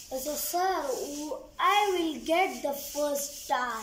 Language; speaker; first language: English; non-native, learner; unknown